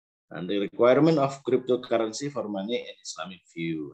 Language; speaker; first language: English; non-native, fluent; Indonesian